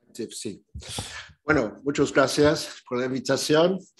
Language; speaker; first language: Spanish; non-native, learner; English